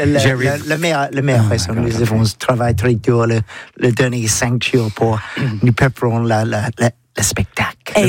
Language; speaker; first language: French; non-native, learner; English